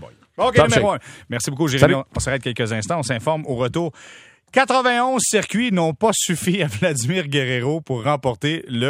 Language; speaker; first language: French; native; French